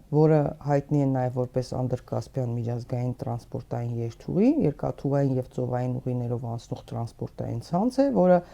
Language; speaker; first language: Armenian; native; Armenian